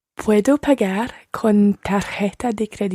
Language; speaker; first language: Spanish; non-native, learner; English